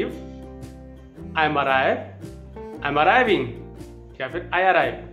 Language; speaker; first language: English; non-native, learner; Hindi